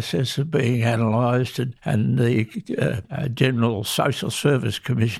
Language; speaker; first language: English; native; English